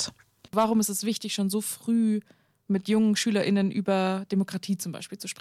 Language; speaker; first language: German; native; German